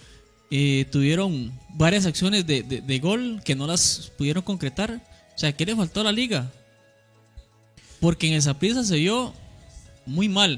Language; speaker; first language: Spanish; native; Spanish